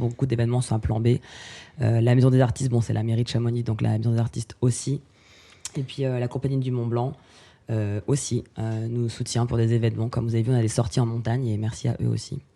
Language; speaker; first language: French; native; French